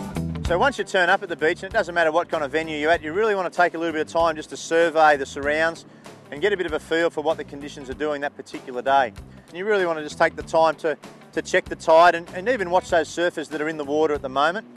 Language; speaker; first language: English; native; English